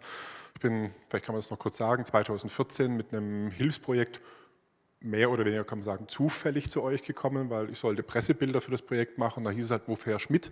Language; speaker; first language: German; native; German